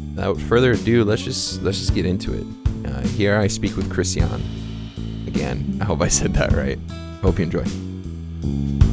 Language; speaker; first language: English; native; English